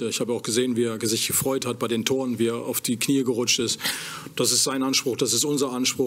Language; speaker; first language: German; native; German